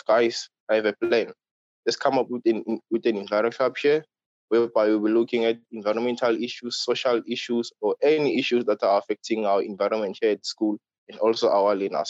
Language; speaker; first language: English; non-native, local second language; Swati